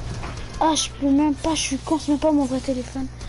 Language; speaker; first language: French; native; French